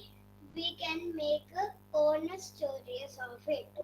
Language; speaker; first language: English; non-native, learner; Hindi